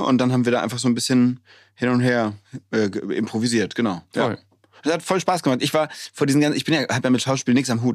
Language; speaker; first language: German; native; German